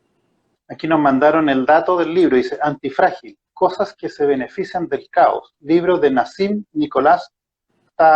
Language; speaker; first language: Spanish; native; Spanish